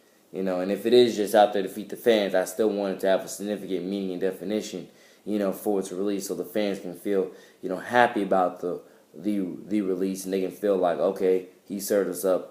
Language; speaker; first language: English; native; English